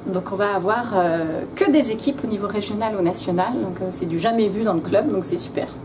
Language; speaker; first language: French; native; French